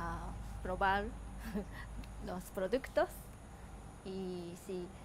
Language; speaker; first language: Spanish; non-native, learner; Japanese